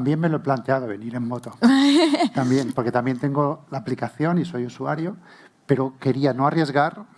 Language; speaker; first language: Spanish; native; Spanish